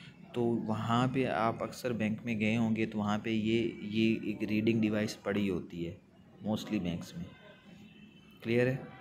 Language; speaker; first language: Hindi; non-native, local second language; Punjabi